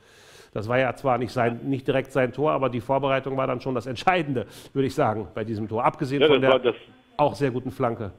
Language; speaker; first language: German; native; German